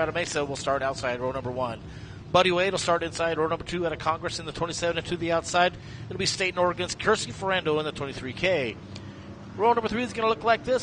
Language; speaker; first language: English; native; English